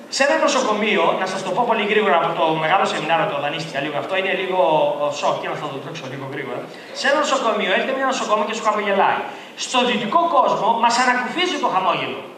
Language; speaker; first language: Greek; native; Greek